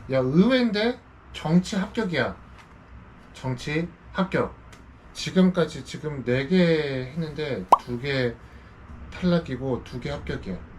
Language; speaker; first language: Korean; native; Korean